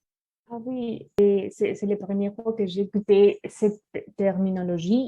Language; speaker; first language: French; non-native, learner; Spanish